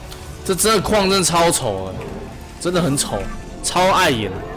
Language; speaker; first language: Chinese; native; Chinese